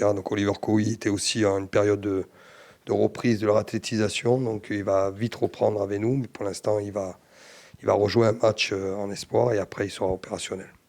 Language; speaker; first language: French; native; French